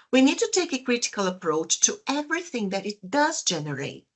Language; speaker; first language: English; non-native, fluent; Portuguese